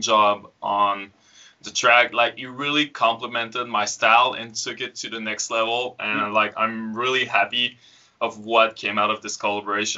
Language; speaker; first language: English; native; English